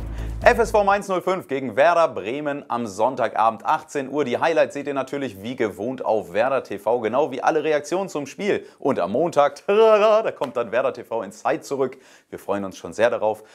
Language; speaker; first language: German; native; German